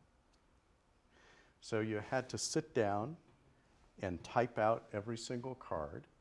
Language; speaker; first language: English; native; English